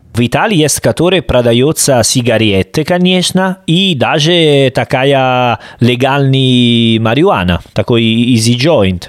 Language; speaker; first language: Russian; non-native, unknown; Italian